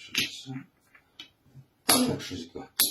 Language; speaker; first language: Chinese; native; Chinese